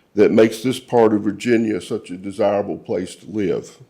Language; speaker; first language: English; native; English